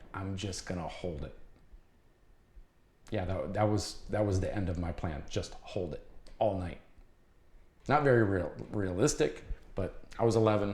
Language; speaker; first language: English; native; English